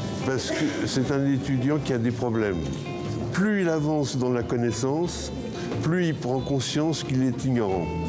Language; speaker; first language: French; native; French